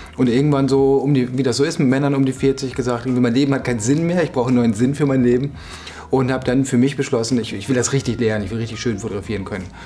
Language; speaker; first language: German; native; German